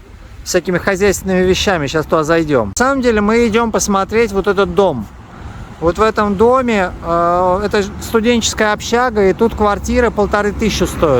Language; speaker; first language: Russian; native; Russian